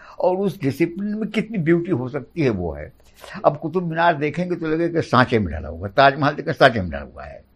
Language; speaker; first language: Hindi; native; Hindi